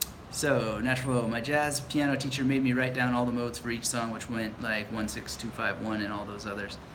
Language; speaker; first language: English; native; English